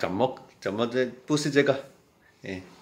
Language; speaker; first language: Chinese; non-native, local second language; Cantonese